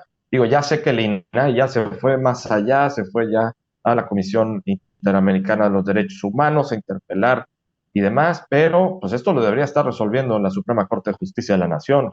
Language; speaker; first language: Spanish; native; Spanish